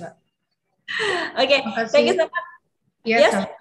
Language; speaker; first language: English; non-native, learner; Indonesian